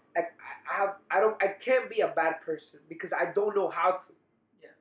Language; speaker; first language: English; early bilingual, other home language; Spanish